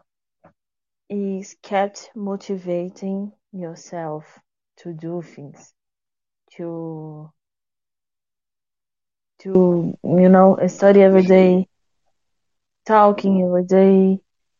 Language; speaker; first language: English; non-native, fluent; Portuguese